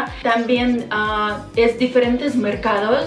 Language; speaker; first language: Spanish; non-native, fluent; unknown